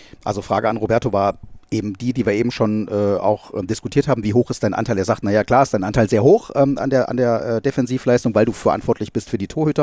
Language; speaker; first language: German; native; German